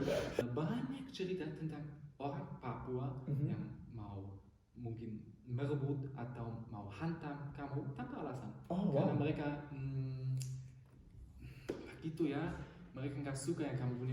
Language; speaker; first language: Indonesian; non-native, learner; German